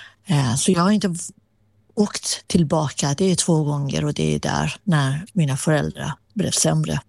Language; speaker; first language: Swedish; non-native, fluent; Persian